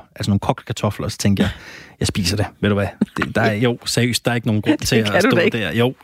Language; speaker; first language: Danish; native; Danish